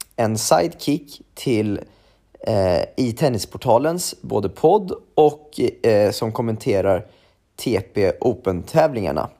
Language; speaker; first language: Swedish; native; Swedish